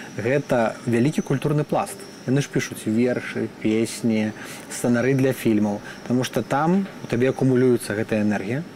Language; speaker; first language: Belarusian; native; Belarusian